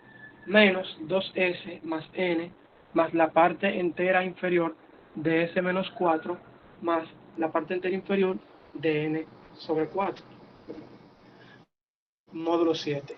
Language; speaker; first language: Spanish; native; Spanish